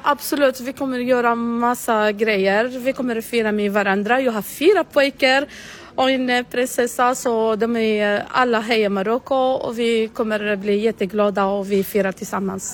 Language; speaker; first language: Swedish; non-native, learner; Arabic